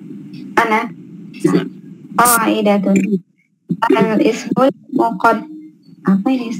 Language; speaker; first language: Arabic; non-native, learner; Indonesian